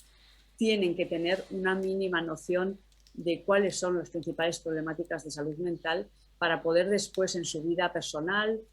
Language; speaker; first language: Spanish; native; Spanish